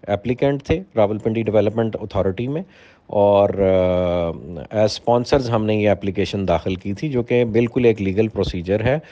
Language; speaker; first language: Urdu; native; Urdu